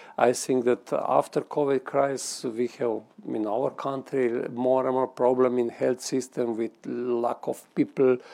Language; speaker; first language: English; non-native, fluent; Slovenian